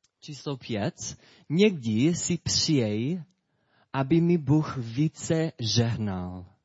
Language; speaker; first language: Czech; non-native, fluent; English